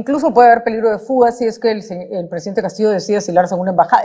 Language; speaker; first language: Spanish; native; Spanish